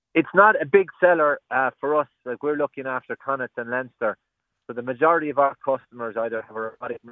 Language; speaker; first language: English; native; English